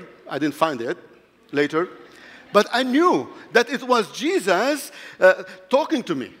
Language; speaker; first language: English; non-native, fluent; Arabic